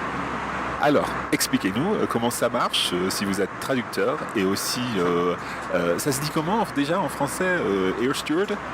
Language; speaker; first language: French; non-native, fluent; English